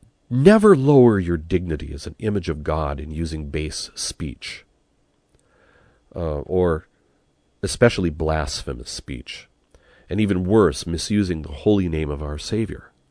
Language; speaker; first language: English; native; English